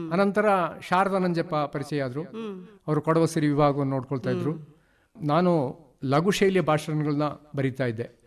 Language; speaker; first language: Kannada; non-native, local second language; Tulu